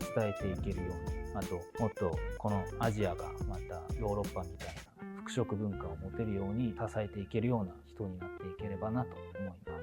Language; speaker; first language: Japanese; non-native, fluent; Korean